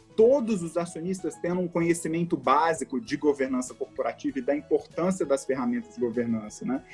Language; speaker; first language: Portuguese; native; Portuguese